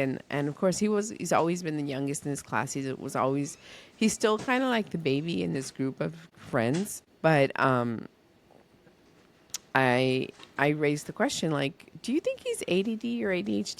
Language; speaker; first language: English; early bilingual, other home language; Spanish